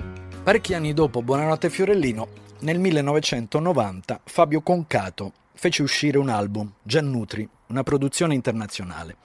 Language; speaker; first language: Italian; native; Italian